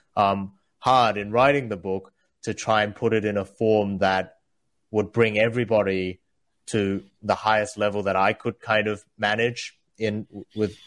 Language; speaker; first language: English; early bilingual, other home language; Korean